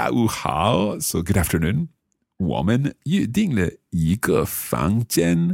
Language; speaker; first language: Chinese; non-native, learner; English